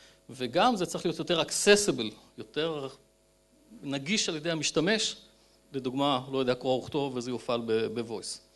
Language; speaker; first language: Hebrew; native; Hebrew